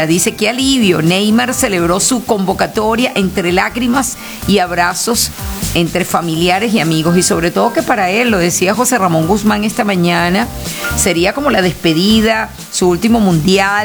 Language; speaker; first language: Spanish; native; Spanish